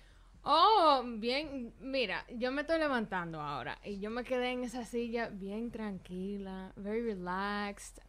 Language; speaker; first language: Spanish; early bilingual, heritage; Spanish